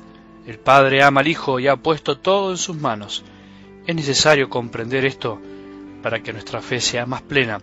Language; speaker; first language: Spanish; native; Spanish